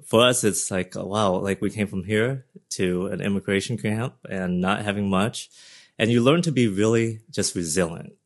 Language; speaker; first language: English; early bilingual, other home language; Vietnamese